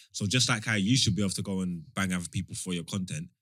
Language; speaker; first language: English; native; English